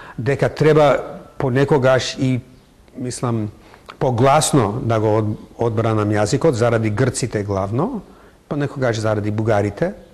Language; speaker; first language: Macedonian; non-native, fluent; English